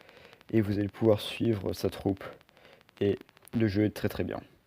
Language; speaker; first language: French; native; French